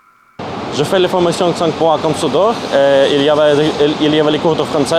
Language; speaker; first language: French; non-native, learner; Ukrainian